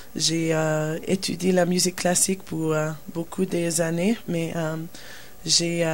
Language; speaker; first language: French; non-native, learner; English